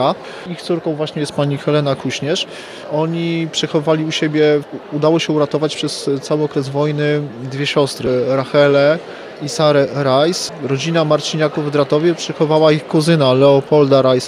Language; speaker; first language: Polish; native; Polish